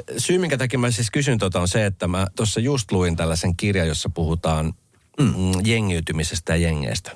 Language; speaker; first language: Finnish; native; Finnish